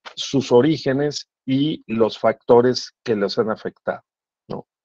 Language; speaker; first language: Spanish; native; Spanish